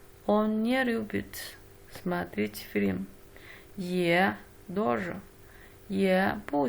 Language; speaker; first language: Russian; non-native, learner; Chinese